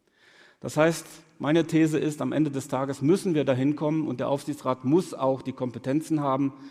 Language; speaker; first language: German; native; German